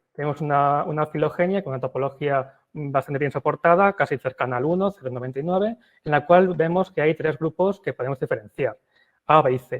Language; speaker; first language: Spanish; native; Spanish